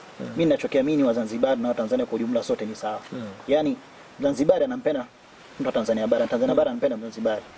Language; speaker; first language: Swahili; native; Swahili